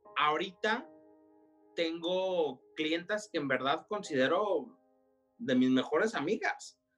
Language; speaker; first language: Spanish; early bilingual, heritage; Spanish